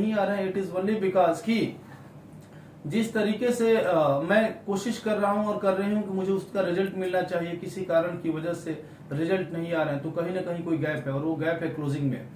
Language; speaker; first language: Hindi; native; Hindi